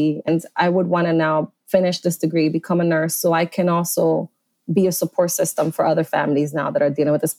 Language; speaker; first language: English; native; English